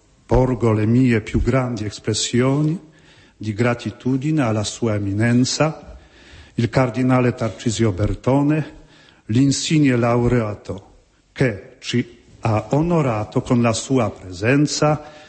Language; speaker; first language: Italian; non-native, fluent; Polish